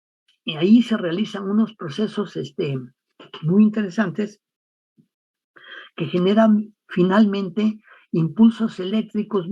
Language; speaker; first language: Spanish; native; Spanish